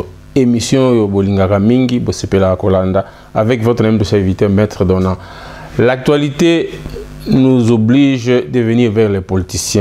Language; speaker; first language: French; non-native, local second language; Lingala